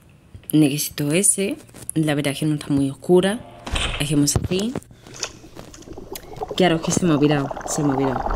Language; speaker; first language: Spanish; native; Spanish